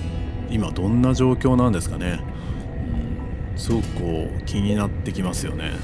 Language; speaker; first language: Japanese; native; Japanese